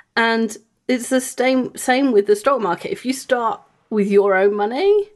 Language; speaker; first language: English; native; English